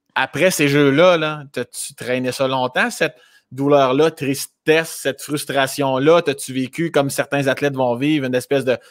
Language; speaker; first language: French; native; French